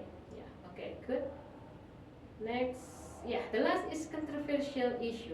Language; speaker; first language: English; non-native, fluent; Indonesian